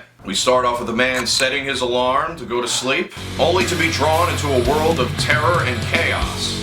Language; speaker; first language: English; native; English